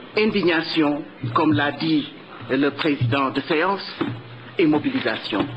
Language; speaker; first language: French; non-native, local second language; Wolof